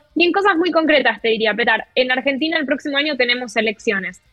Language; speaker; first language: Spanish; native; Spanish